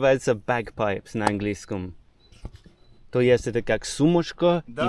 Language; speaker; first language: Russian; non-native, fluent; English